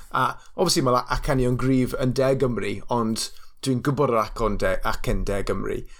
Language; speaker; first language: Welsh; non-native, local second language; English